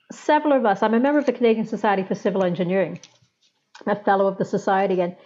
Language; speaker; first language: English; native; English